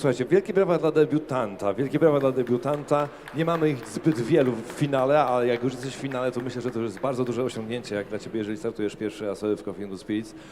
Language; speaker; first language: Polish; native; Polish